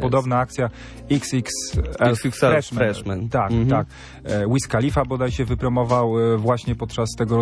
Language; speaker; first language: Polish; native; Polish